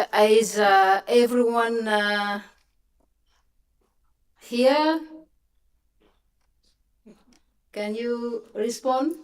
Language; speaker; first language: English; non-native, fluent; French